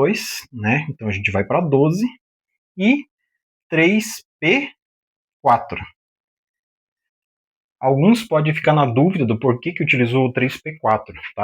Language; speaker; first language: Portuguese; native; Portuguese